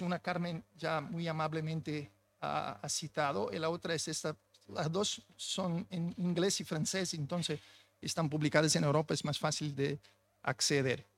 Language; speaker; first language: Spanish; non-native, fluent; Portuguese